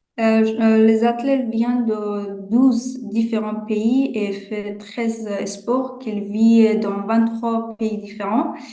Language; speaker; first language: French; non-native, fluent; Persian